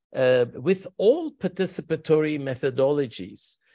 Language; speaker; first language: English; non-native, fluent; Turkish